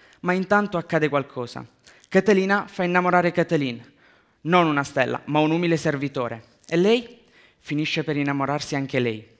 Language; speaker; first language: Italian; early bilingual, other home language; Romanian